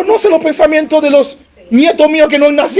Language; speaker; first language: Spanish; native; Spanish